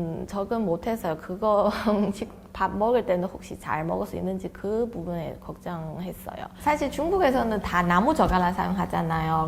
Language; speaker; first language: Korean; non-native, fluent; Chinese